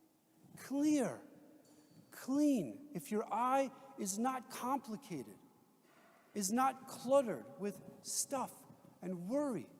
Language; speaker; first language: English; native; English